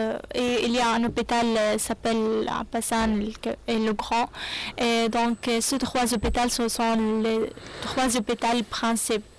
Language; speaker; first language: French; non-native, learner; Arabic